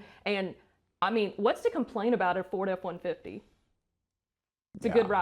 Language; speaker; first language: English; native; English